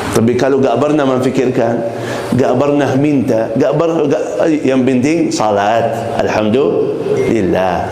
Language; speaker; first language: Malay; non-native, fluent; Arabic